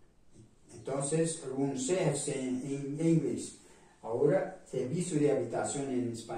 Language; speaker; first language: Spanish; non-native, fluent; Portuguese